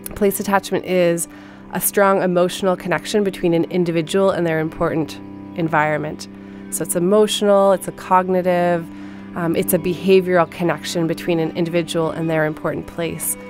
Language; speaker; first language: English; native; English